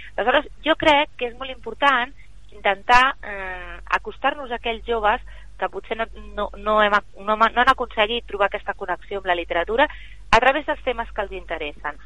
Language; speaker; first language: Catalan; native; Catalan